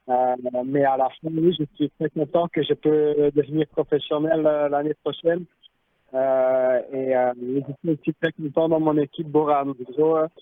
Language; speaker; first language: French; non-native, local second language; Dutch